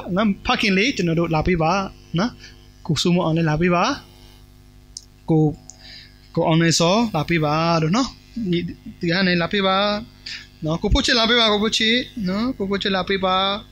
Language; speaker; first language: Burmese; non-native, local second language; S'gaw Karen